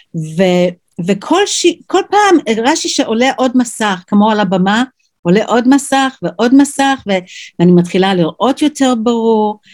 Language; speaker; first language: Hebrew; non-native, fluent; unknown